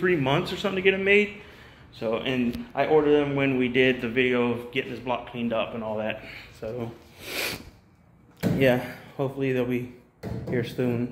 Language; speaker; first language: English; native; English